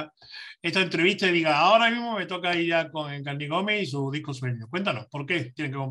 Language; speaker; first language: Spanish; native; Spanish